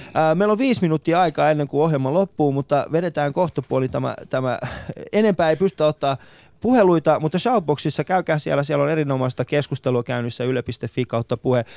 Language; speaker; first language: Finnish; early bilingual, other home language; Persian